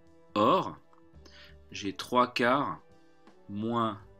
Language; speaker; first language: French; native; French